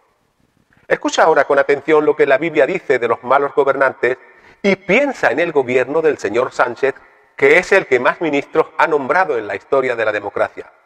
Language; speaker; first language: Spanish; native; Spanish